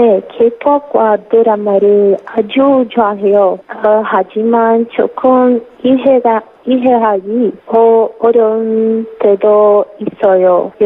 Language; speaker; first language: Korean; non-native, learner; Portuguese